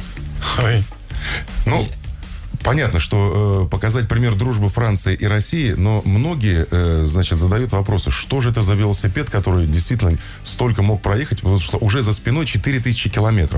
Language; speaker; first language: Russian; native; Russian